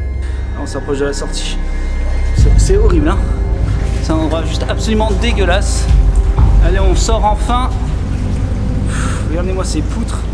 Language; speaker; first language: French; native; French